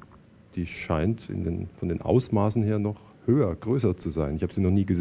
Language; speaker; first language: German; native; German